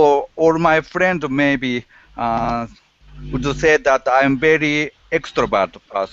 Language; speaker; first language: English; non-native, learner; Japanese